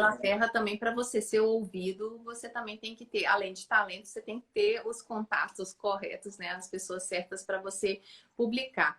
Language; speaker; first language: Portuguese; native; Portuguese